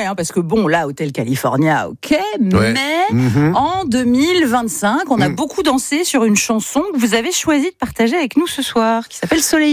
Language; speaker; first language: French; native; French